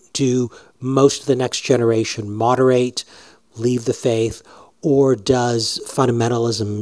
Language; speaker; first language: English; native; English